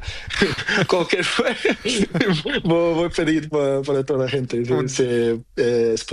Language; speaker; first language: Spanish; non-native, learner; Portuguese